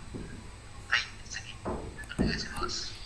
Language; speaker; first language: Japanese; non-native, learner; Indonesian